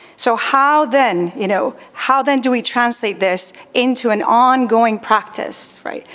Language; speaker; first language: English; non-native, fluent; Spanish